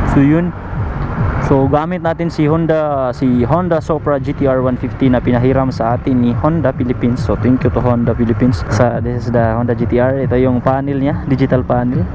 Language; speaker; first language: Filipino; non-native, local second language; Cebuano